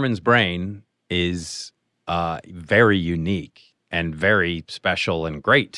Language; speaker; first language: English; native; English